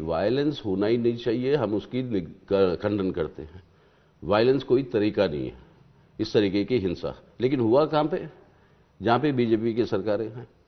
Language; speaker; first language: Hindi; non-native, local second language; Telugu